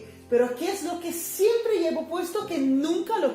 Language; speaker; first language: Spanish; non-native, fluent; Papiamento